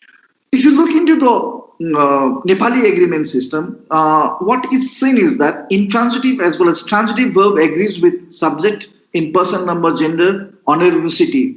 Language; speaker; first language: English; non-native, local second language; Nepali